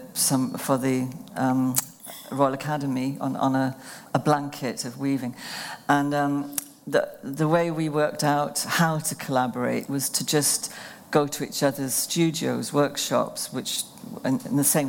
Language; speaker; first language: English; native; English